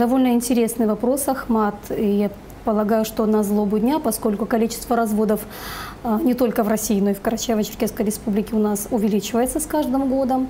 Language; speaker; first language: Russian; native; Russian